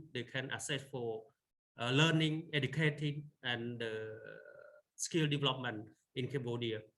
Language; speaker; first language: English; non-native, learner; Khmer